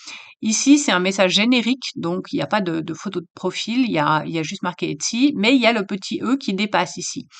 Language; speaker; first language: French; native; French